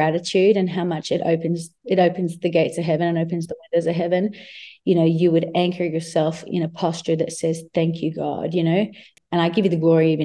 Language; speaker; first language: English; native; English